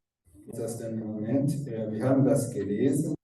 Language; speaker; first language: German; non-native, fluent; Rundi